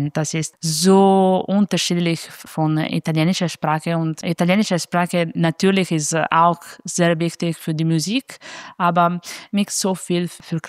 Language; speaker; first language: German; non-native, fluent; Italian